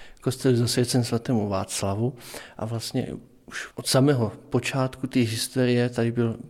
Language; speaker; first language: Czech; native; Czech